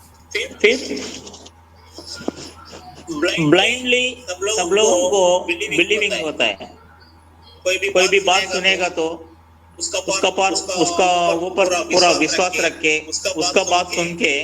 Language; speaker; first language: Hindi; non-native, local second language; Telugu